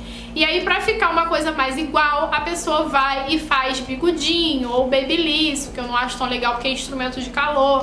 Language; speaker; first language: Portuguese; native; Portuguese